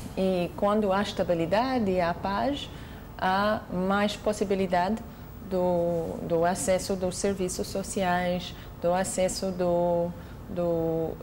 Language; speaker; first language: Portuguese; non-native, fluent; English